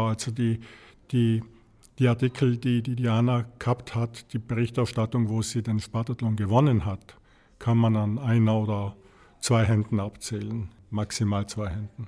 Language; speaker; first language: German; native; German